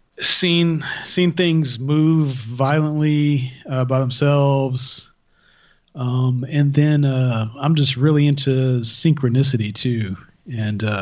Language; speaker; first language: English; native; English